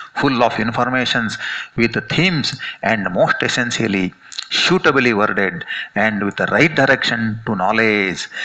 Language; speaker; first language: English; non-native, local second language; Kannada